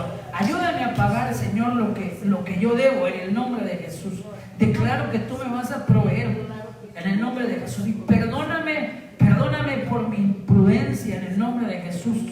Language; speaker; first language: Spanish; native; Spanish